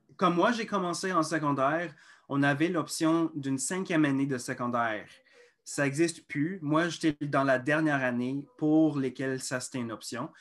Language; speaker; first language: French; non-native, local second language; English